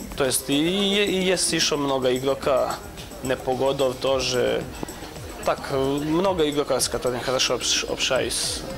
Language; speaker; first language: Russian; non-native, fluent; Serbian